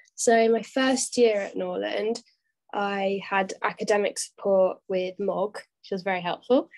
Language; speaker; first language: English; native; English